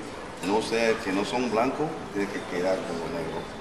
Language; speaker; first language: Spanish; non-native, local second language; English